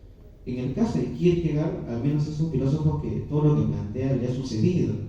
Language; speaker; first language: Spanish; native; Spanish